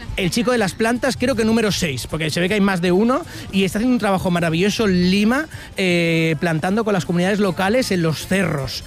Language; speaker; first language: Spanish; native; Spanish